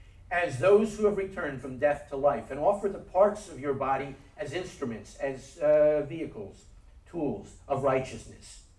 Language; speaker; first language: English; native; English